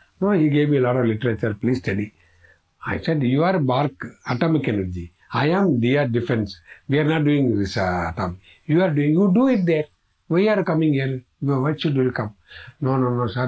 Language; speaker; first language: English; non-native, local second language; Kannada